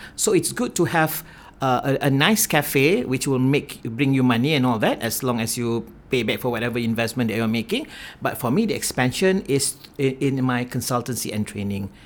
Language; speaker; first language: English; non-native, local second language; Malay